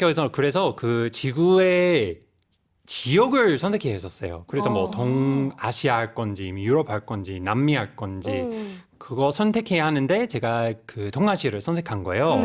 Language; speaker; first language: Korean; non-native, fluent; English